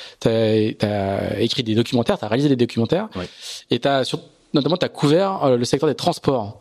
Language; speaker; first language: French; native; French